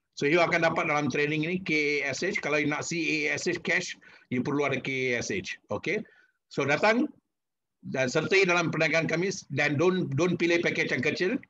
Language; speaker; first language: Malay; non-native, local second language; Tamil